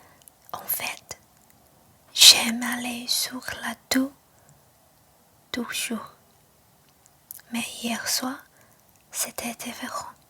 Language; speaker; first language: French; non-native, learner; Chinese